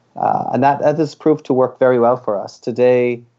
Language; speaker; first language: English; early bilingual, other home language; Hebrew